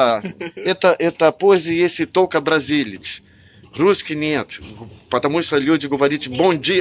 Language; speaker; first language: Russian; non-native, learner; Portuguese